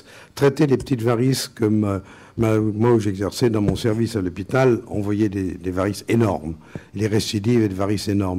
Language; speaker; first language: French; native; French